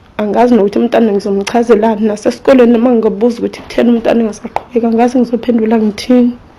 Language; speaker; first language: Zulu; native; Zulu